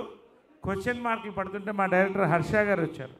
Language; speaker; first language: Telugu; native; Telugu